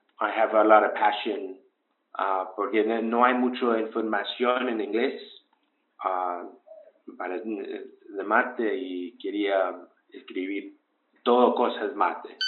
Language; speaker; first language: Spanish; early bilingual, heritage; English